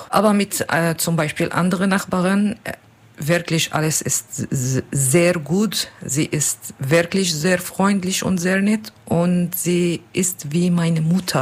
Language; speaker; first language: German; non-native, learner; Kurdish